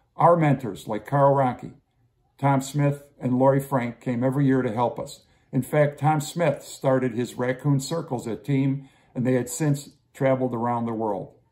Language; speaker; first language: English; native; English